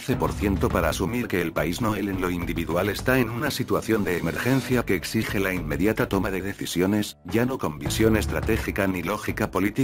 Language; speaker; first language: Spanish; native; Spanish